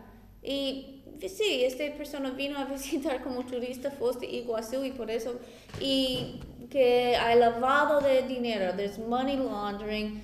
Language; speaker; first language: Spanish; non-native, fluent; English